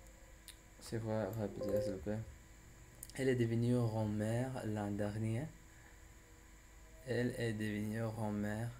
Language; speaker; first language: French; non-native, learner; English